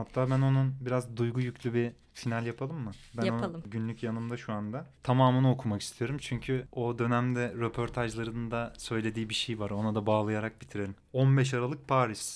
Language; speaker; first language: Turkish; native; Turkish